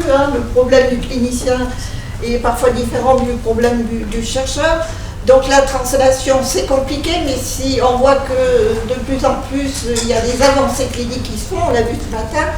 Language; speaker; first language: French; native; French